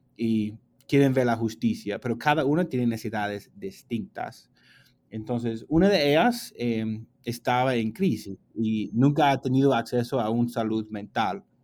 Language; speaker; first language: Spanish; non-native, fluent; English